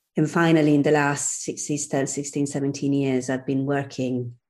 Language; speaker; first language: English; non-native, fluent; Italian